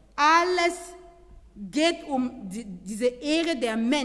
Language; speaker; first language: German; non-native, fluent; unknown